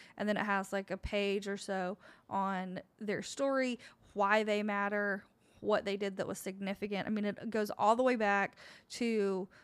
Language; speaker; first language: English; native; English